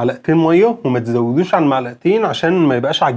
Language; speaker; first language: Arabic; native; Arabic